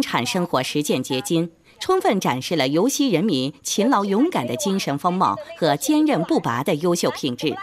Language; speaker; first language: Chinese; native; Chinese